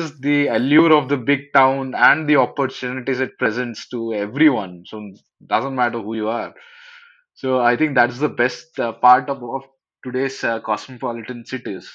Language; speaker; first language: English; non-native, local second language; Hindi